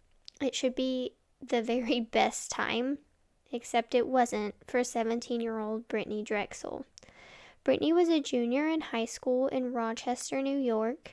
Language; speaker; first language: English; native; English